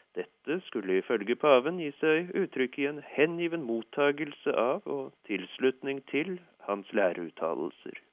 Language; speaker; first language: Norwegian; native; Norwegian